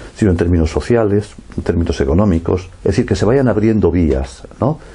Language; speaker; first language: Spanish; native; Spanish